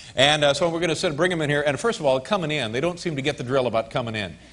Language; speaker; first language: English; native; English